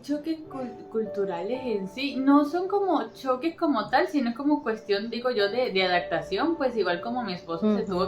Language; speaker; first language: Spanish; native; Spanish